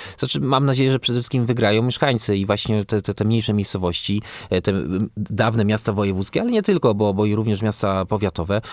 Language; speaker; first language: Polish; native; Polish